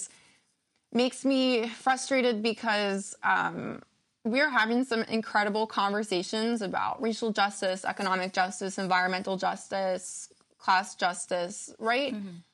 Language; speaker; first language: English; native; English